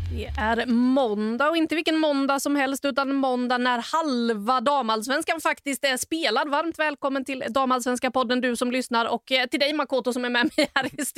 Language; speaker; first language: Swedish; native; Swedish